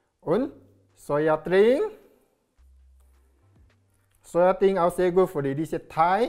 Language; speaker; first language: German; non-native, learner; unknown